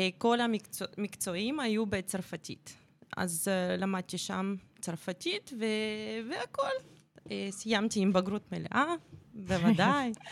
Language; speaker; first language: Hebrew; non-native, fluent; Russian